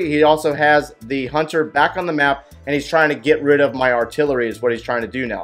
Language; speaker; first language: English; native; English